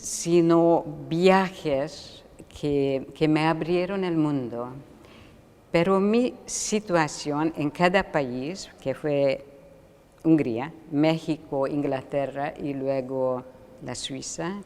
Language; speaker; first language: Spanish; non-native, fluent; Hungarian